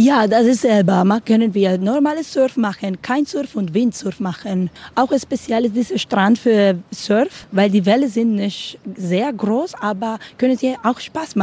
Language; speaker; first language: German; non-native, learner; Spanish